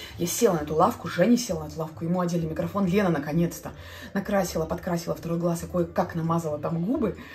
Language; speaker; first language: Russian; non-native, local second language; Latvian